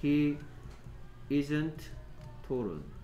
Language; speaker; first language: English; non-native, fluent; Korean